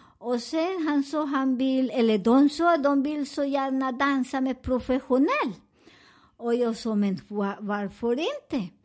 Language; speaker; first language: Swedish; non-native, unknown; Spanish